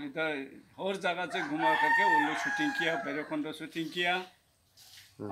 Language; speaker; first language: Hindi; non-native, local second language; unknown